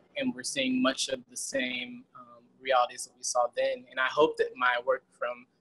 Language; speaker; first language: English; native; English